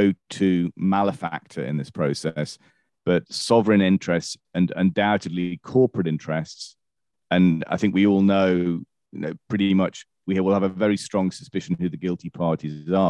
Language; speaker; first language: English; native; English